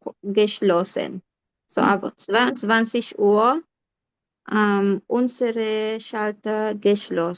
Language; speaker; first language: German; non-native, fluent; Filipino